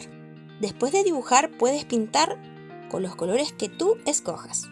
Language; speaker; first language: Spanish; native; Spanish